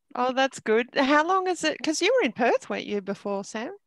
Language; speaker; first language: English; native; English